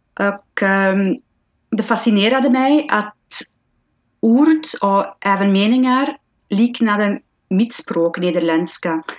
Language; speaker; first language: Swedish; non-native, fluent; Dutch